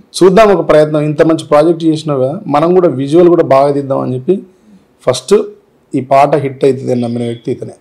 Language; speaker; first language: Telugu; native; Telugu